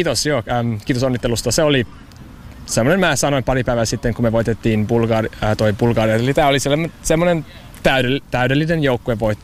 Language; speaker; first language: Finnish; non-native, fluent; English